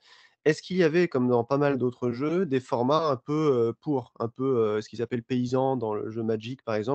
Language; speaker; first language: French; native; French